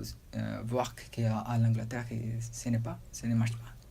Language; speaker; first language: French; non-native, learner; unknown